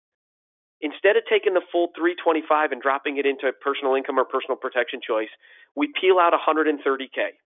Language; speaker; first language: English; native; English